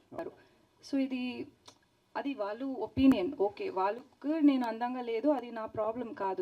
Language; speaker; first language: Telugu; non-native, learner; Tamil